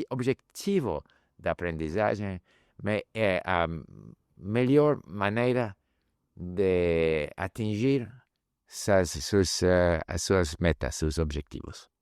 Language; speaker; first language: Portuguese; non-native, learner; English